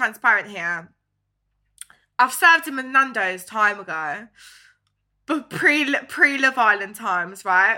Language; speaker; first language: English; native; English